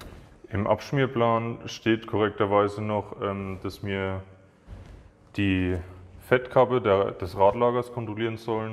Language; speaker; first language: German; native; German